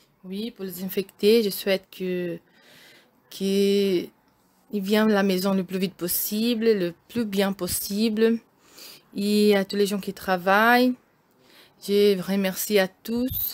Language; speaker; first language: French; non-native, learner; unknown